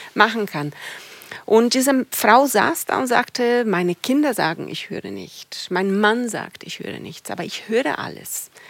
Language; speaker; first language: German; non-native, fluent; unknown